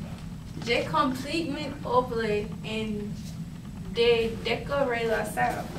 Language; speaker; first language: French; non-native, learner; English